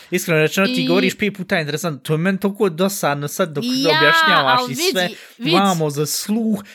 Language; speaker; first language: Bosnian; native; Bosnian